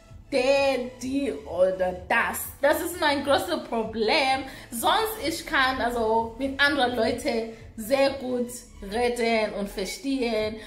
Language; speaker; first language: German; non-native, learner; Shona